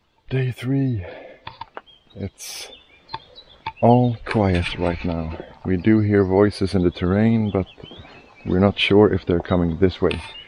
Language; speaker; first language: English; non-native, fluent; Swedish